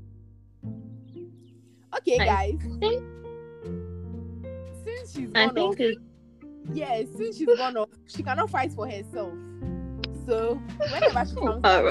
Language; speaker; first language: English; non-native, local second language; Akan